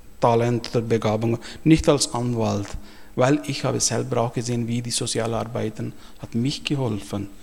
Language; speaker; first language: German; non-native, fluent; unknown